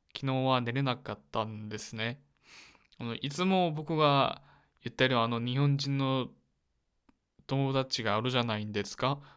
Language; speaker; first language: Japanese; non-native, learner; Korean